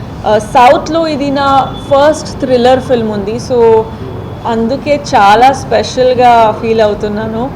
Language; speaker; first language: Telugu; non-native, fluent; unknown